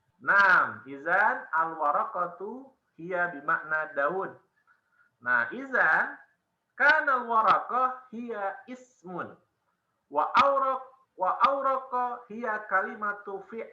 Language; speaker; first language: Arabic; non-native, fluent; Indonesian